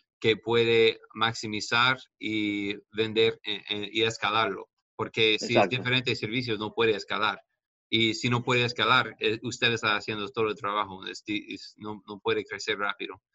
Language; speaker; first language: Spanish; non-native, fluent; English